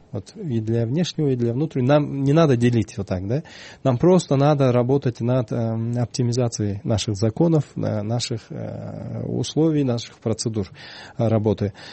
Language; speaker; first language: Russian; non-native, local second language; Kyrgyz